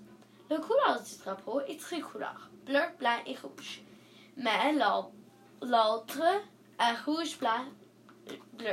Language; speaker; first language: French; non-native, learner; English